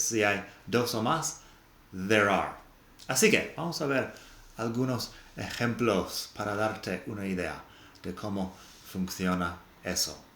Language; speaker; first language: Spanish; non-native, fluent; English